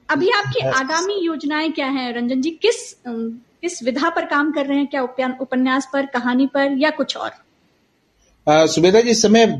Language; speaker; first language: Hindi; native; Hindi